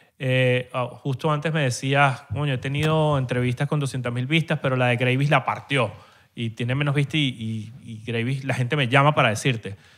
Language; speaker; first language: Spanish; native; Spanish